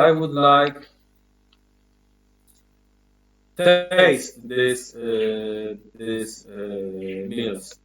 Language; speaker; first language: English; non-native, learner; Polish